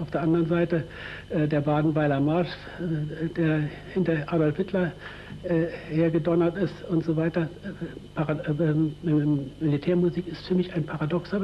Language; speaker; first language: German; native; German